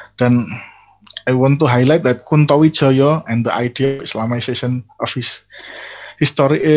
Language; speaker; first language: English; non-native, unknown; Indonesian